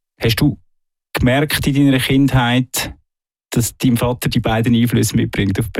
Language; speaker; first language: German; native; German